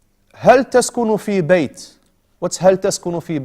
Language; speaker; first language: Arabic; non-native, fluent; English